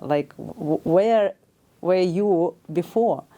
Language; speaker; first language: English; non-native, learner; Ukrainian